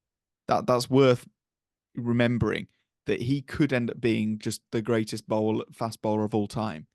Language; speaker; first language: English; native; English